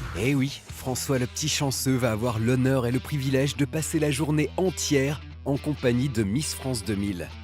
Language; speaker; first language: French; native; French